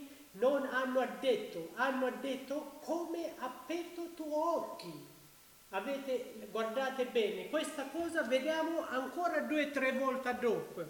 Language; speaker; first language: Italian; non-native, learner; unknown